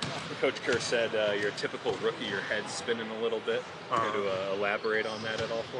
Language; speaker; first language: English; native; English